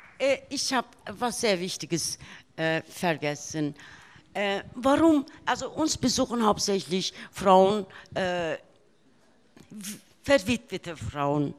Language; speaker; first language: German; early bilingual, other home language; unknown